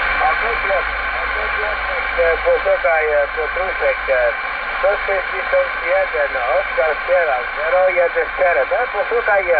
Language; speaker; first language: Polish; non-native, learner; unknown